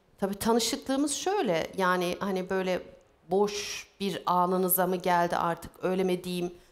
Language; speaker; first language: Turkish; early bilingual, heritage; Turkish